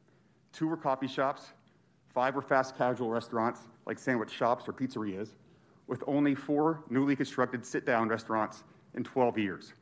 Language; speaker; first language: English; native; English